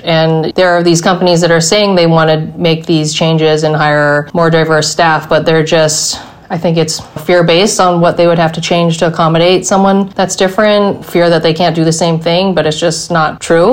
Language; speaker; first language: English; native; English